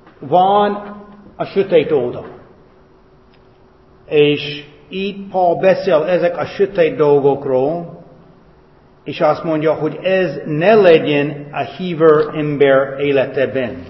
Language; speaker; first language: Hungarian; non-native, fluent; English